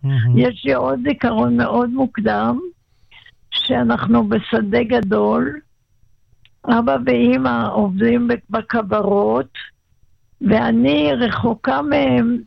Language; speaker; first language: Hebrew; non-native, local second language; German